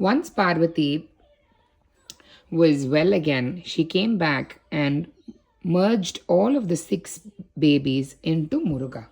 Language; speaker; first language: English; non-native, local second language; Tamil